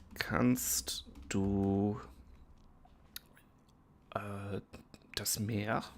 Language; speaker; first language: German; non-native, fluent; English